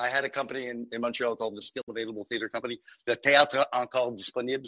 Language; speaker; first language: English; non-native, fluent; French